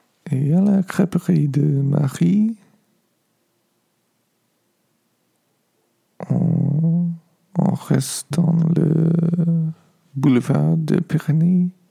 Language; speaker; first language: French; non-native, learner; English